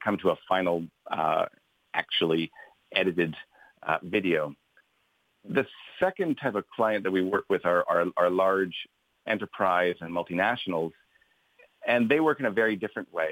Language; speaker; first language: English; native; English